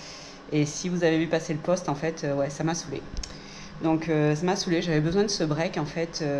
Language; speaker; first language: French; native; French